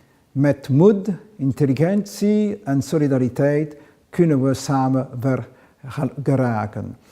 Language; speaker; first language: Dutch; non-native, local second language; Italian